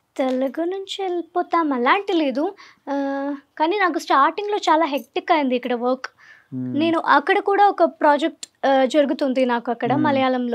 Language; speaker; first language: Telugu; non-native, learner; Malayalam